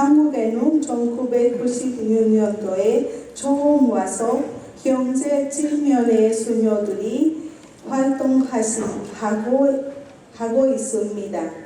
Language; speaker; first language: Korean; non-native, learner; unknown